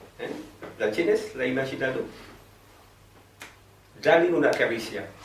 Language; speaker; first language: Spanish; non-native, fluent; French